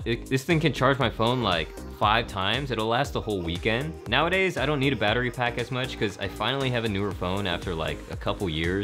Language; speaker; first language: English; native; English